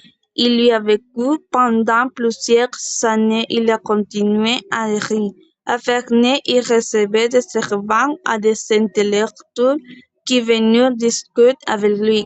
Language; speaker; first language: French; non-native, learner; Spanish